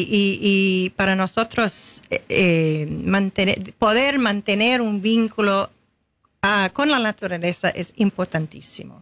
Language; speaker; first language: Spanish; non-native, fluent; English